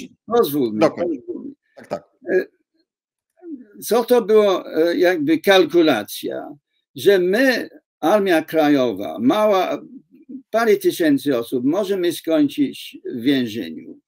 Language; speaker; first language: Polish; non-native, fluent; English